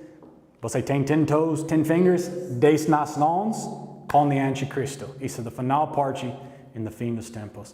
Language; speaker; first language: Portuguese; non-native, learner; English